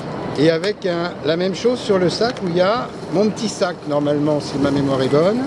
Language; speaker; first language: French; native; French